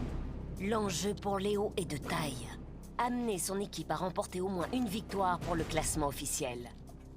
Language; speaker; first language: French; native; French